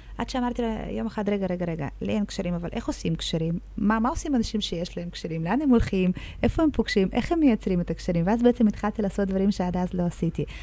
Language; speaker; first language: Hebrew; early bilingual, other home language; Russian